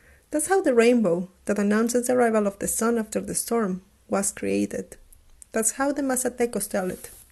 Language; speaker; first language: English; non-native, fluent; Spanish